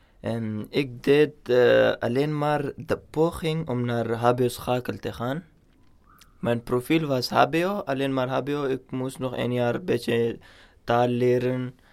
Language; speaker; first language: Dutch; non-native, learner; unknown